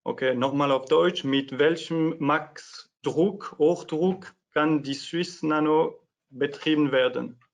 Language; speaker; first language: German; non-native, fluent; French